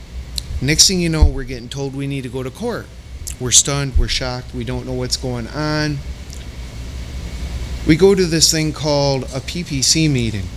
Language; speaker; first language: English; native; English